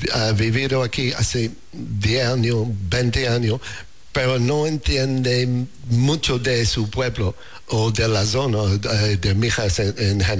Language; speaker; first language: Spanish; non-native, learner; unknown